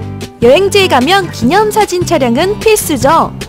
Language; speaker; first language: Korean; native; Korean